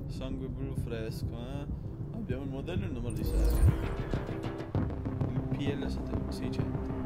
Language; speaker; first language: Italian; native; Italian